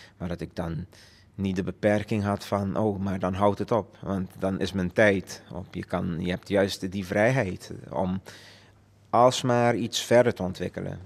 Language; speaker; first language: Dutch; non-native, local second language; Papiamento